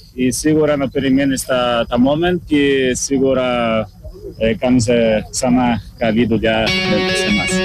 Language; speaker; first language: Greek; non-native, learner; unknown